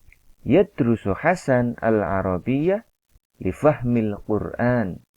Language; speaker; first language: Arabic; non-native, fluent; Indonesian